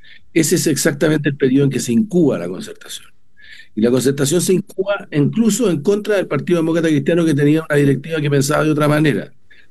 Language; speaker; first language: Spanish; native; Spanish